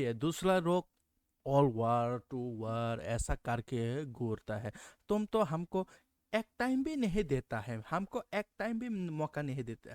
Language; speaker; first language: Hindi; non-native, local second language; Kok Borok